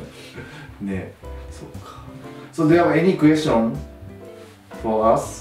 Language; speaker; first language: English; non-native, learner; Japanese